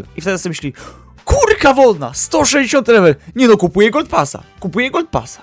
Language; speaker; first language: Polish; native; Polish